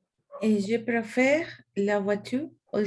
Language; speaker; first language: French; non-native, learner; Spanish